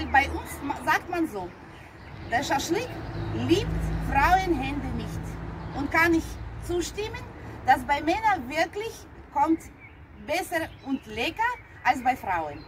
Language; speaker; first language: German; non-native, fluent; Russian